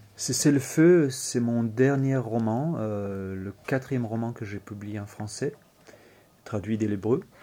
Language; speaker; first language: French; non-native, fluent; Hebrew